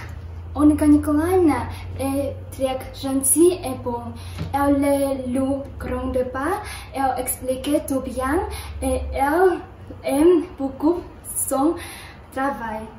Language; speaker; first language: French; non-native, learner; Russian